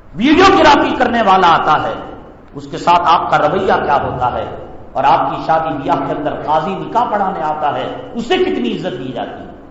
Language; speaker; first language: Urdu; native; Urdu